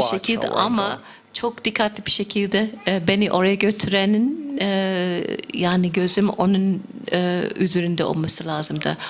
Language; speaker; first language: Turkish; non-native, fluent; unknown